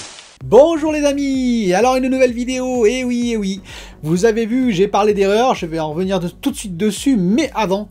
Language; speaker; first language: French; native; French